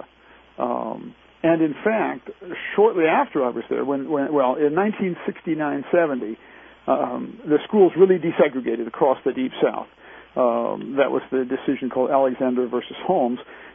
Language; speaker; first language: English; native; English